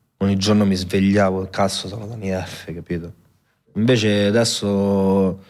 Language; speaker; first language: Italian; native; Italian